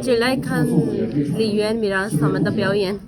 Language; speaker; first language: Chinese; non-native, fluent; Urdu